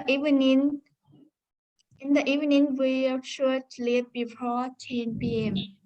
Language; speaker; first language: English; non-native, learner; Vietnamese